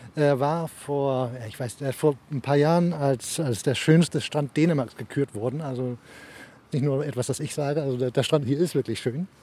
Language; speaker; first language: German; early bilingual, heritage; German